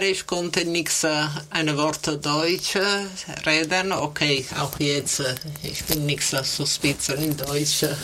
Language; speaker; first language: German; non-native, learner; Italian